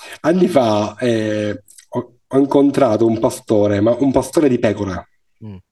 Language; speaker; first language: Italian; native; Italian